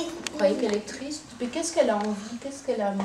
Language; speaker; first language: French; native; French